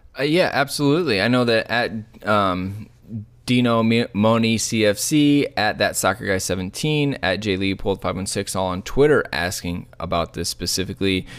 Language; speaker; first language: English; native; English